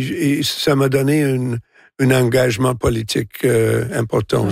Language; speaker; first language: French; non-native, local second language; English